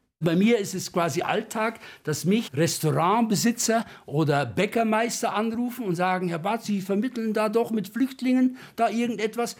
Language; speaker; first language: German; native; German